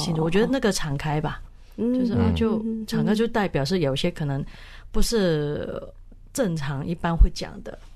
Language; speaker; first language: Chinese; non-native, fluent; Cantonese